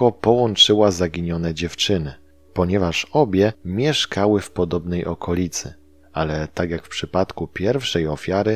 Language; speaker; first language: Polish; native; Polish